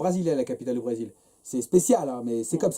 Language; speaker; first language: French; native; French